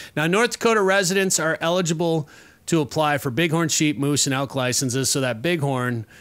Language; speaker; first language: English; native; English